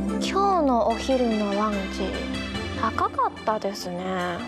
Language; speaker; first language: Japanese; non-native, fluent; Chinese